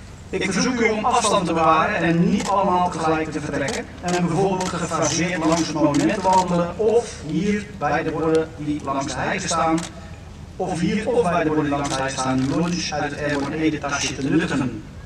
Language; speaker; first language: Dutch; native; Dutch